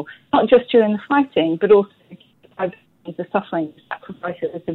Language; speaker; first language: English; native; English